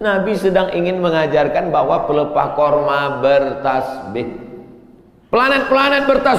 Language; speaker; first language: Malay; native; Malay